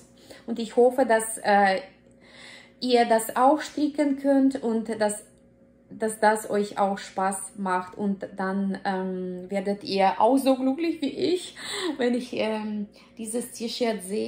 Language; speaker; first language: German; non-native, fluent; Russian